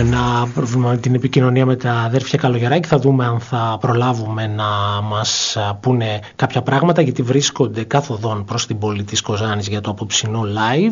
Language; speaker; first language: Greek; native; Greek